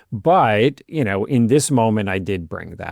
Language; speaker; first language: English; native; English